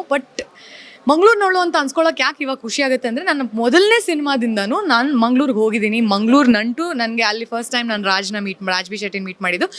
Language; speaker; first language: Kannada; native; Kannada